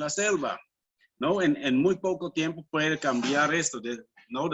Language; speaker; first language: Spanish; non-native, fluent; Dutch